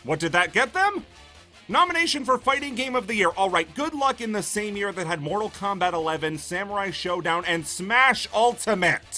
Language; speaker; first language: English; native; English